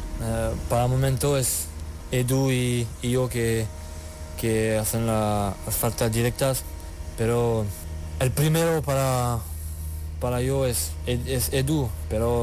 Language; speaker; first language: Spanish; non-native, learner; French